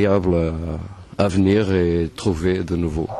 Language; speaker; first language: French; non-native, fluent; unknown